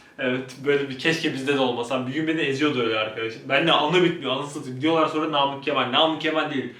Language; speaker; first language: Turkish; native; Turkish